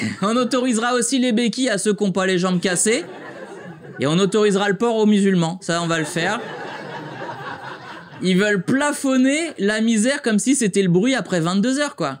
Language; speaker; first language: French; native; French